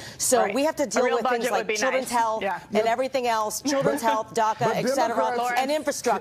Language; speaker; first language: English; native; English